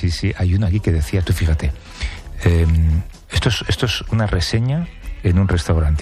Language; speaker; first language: Spanish; native; Spanish